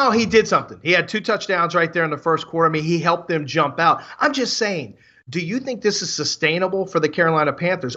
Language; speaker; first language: English; native; English